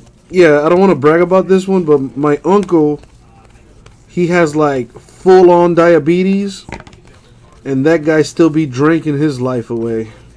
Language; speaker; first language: English; native; English